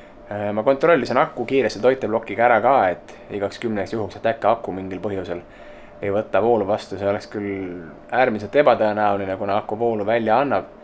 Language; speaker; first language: Estonian; native; Estonian